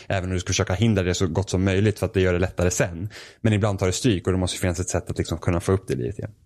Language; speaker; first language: Swedish; native; Swedish